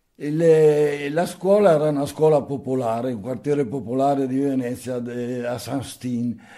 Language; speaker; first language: Italian; native; Italian